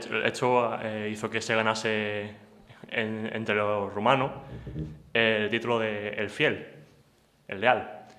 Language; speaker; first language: Spanish; native; Spanish